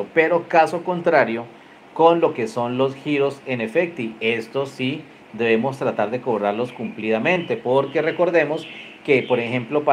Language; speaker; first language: Spanish; native; Spanish